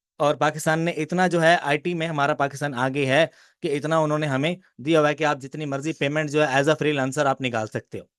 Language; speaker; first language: Urdu; non-native, local second language; Punjabi